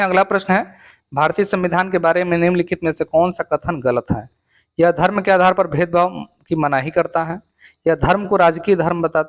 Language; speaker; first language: Hindi; native; Hindi